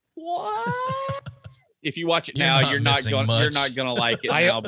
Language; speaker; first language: English; native; English